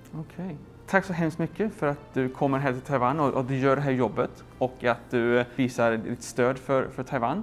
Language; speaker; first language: Swedish; native; Swedish